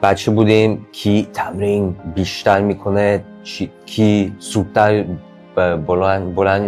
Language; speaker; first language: Persian; early bilingual, heritage; English